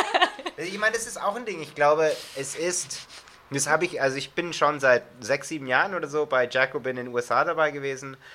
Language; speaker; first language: German; non-native, fluent; English